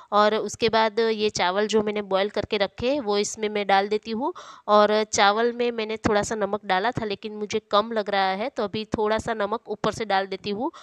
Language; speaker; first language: Hindi; non-native, local second language; Gujarati